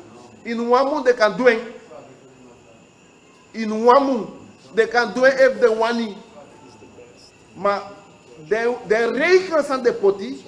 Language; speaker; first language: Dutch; non-native, local second language; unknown